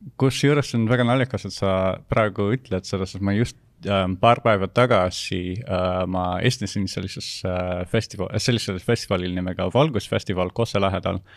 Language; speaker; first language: Estonian; non-native, fluent; Dutch